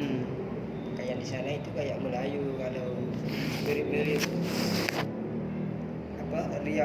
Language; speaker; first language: Indonesian; non-native, learner; Malay